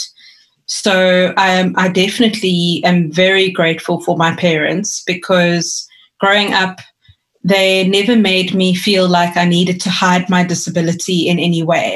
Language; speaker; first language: English; native; English